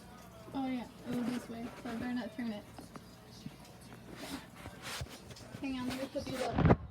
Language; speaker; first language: English; native; English